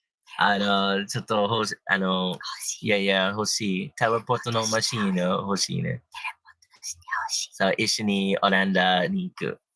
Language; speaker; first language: Japanese; non-native, learner; English